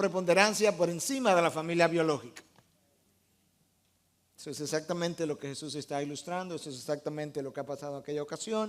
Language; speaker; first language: Spanish; native; Spanish